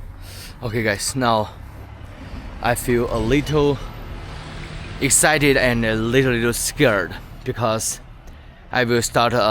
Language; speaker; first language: English; non-native, learner; Chinese